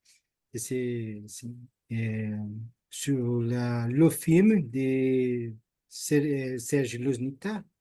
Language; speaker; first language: French; non-native, learner; Portuguese